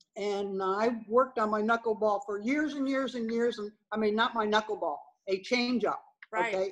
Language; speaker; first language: English; native; English